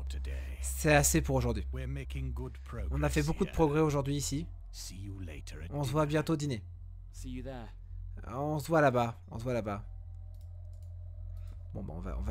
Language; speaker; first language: French; native; French